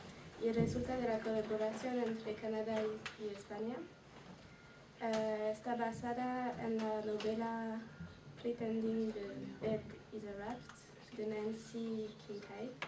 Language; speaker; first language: Spanish; non-native, learner; French